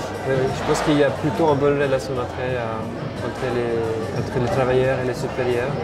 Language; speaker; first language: French; non-native, fluent; Icelandic